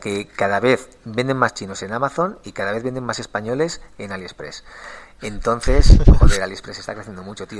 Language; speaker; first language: Spanish; native; Spanish